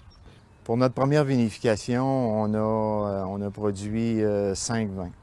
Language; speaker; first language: French; native; French